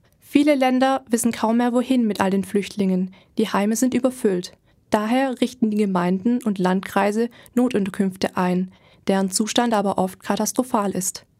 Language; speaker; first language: German; native; German